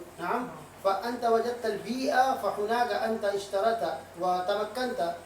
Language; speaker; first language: Arabic; non-native, fluent; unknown